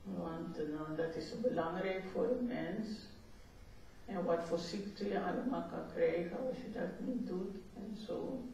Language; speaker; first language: Dutch; non-native, local second language; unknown